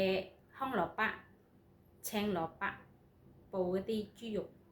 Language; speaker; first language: Cantonese; non-native, learner; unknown